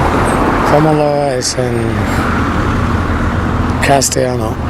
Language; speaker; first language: Spanish; non-native, learner; English